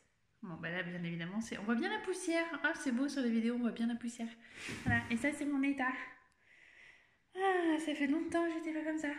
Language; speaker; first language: French; native; French